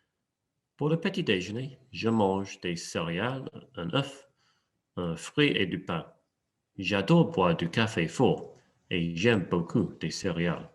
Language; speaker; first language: French; non-native, fluent; English